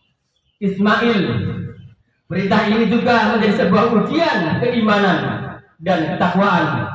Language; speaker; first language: Indonesian; native; Indonesian